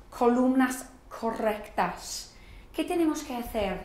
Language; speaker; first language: Spanish; non-native, fluent; English